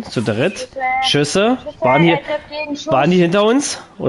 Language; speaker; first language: German; native; German